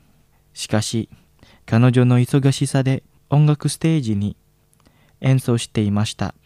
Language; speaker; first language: Japanese; non-native, fluent; Indonesian